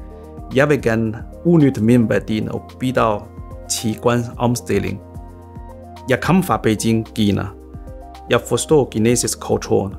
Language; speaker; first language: Danish; non-native, fluent; Chinese